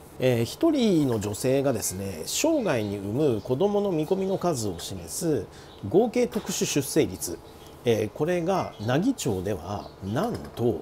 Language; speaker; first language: Japanese; native; Japanese